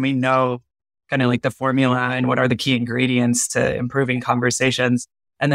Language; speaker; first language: English; native; English